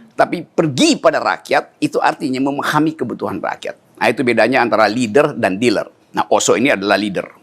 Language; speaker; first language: Indonesian; native; Indonesian